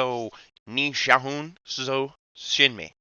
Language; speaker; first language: Chinese; non-native, learner; English